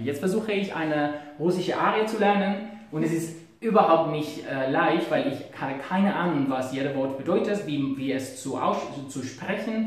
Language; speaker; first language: German; non-native, fluent; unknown